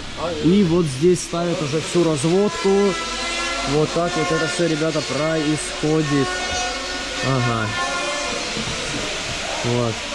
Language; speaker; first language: Russian; native; Russian